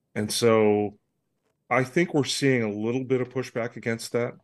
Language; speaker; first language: English; native; English